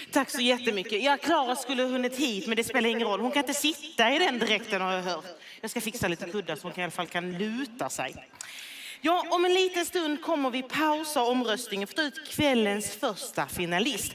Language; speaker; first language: Swedish; native; Swedish